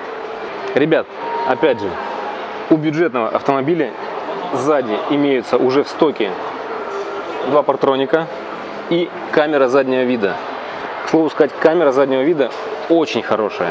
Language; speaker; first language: Russian; native; Russian